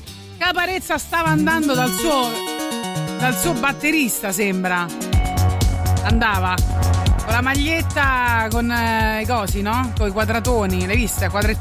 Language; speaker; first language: Italian; native; Italian